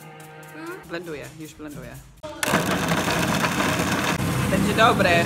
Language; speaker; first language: Polish; non-native, learner; English